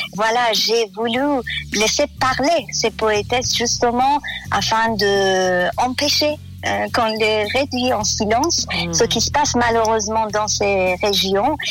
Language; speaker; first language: French; non-native, fluent; Persian